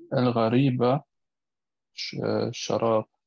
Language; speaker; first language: Arabic; non-native, learner; German